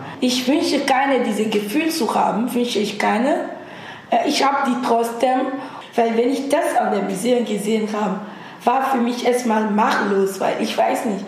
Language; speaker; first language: German; non-native, fluent; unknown